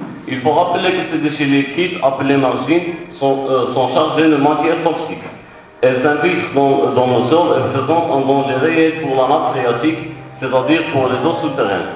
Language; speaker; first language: French; non-native, local second language; Arabic